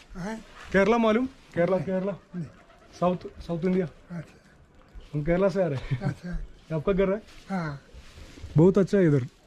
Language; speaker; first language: Hindi; non-native, local second language; Malayalam